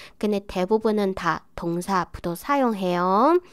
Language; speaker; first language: Korean; non-native, fluent; Chinese